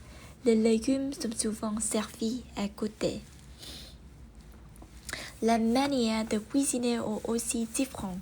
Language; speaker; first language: French; non-native, learner; Vietnamese